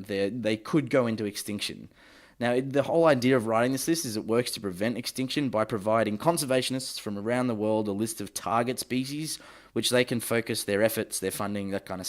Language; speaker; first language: English; native; English